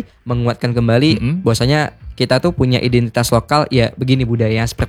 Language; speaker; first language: Indonesian; native; Indonesian